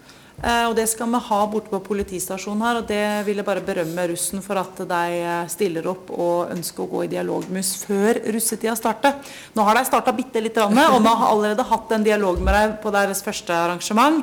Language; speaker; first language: Norwegian; native; Norwegian